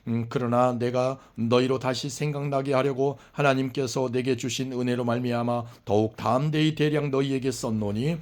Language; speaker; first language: Korean; native; Korean